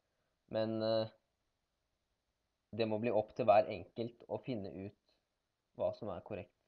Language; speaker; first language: Norwegian; native; Norwegian